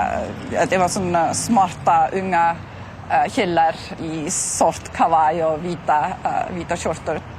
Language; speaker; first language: Swedish; non-native, fluent; Icelandic